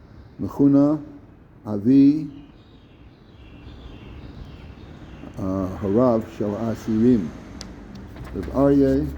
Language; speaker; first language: Hebrew; non-native, fluent; English